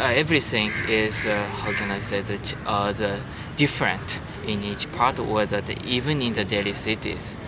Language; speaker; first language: English; non-native, learner; Japanese